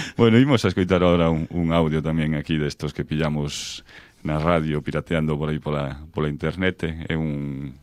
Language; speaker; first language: Galician; non-native, local second language; Spanish